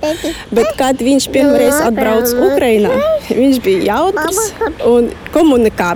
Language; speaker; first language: Latvian; non-native, learner; Russian